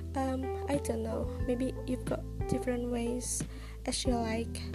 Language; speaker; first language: English; non-native, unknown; Indonesian